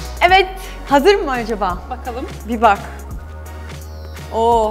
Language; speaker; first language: Turkish; non-native, learner; Portuguese